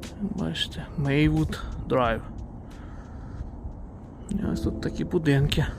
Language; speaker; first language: Ukrainian; native; Ukrainian